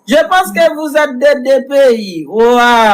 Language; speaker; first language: French; non-native, local second language; Haitian Creole